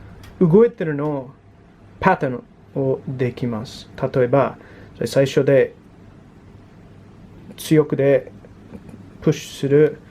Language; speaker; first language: Japanese; non-native, learner; English